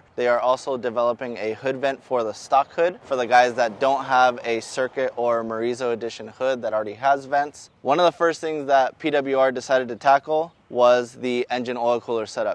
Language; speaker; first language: English; native; English